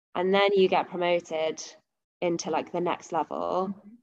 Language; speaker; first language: English; native; English